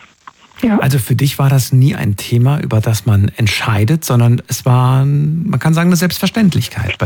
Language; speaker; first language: German; native; German